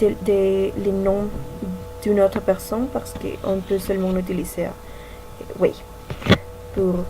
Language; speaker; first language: French; non-native, learner; Spanish